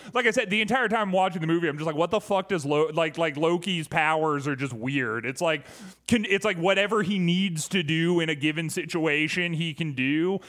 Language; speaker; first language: English; native; English